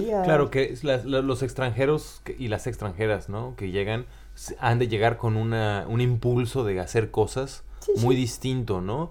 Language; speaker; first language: Spanish; native; Spanish